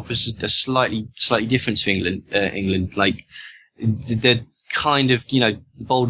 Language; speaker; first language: English; native; English